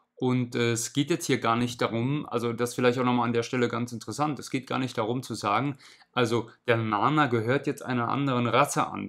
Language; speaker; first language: German; native; German